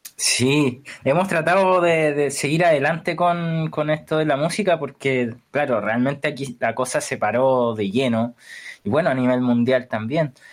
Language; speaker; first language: Spanish; native; Spanish